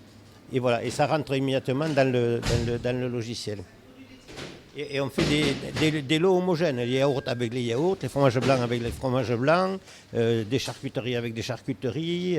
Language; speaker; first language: French; native; French